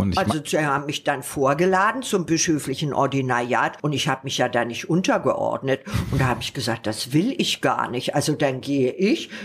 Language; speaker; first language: German; native; German